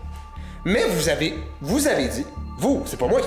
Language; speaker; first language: French; native; French